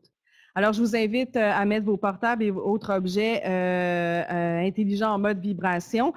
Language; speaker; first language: French; native; French